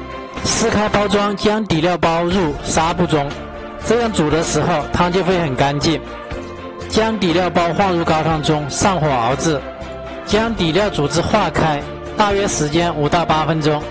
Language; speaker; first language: Chinese; native; Chinese